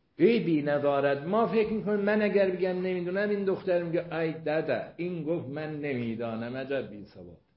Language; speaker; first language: Persian; non-native, local second language; Azerbaijani